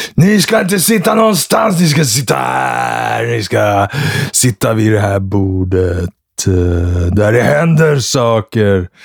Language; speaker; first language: Swedish; native; Swedish